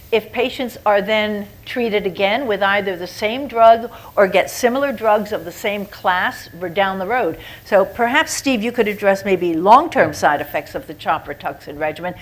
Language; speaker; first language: English; native; English